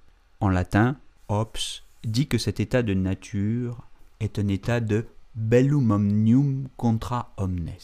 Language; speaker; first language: French; native; French